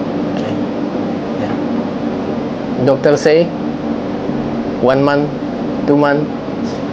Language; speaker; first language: English; non-native, learner; Indonesian